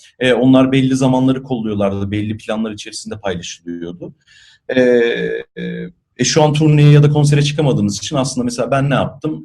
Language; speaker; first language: Turkish; native; Turkish